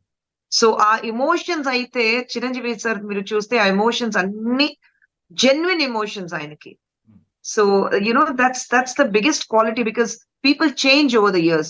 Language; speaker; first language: Telugu; non-native, fluent; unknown